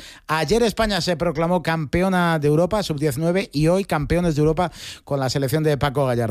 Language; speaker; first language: Spanish; native; Spanish